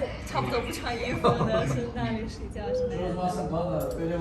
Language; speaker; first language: Chinese; non-native, learner; Armenian